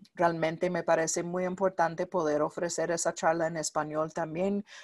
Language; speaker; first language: Spanish; non-native, fluent; English